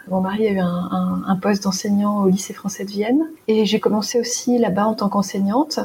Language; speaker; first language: French; native; French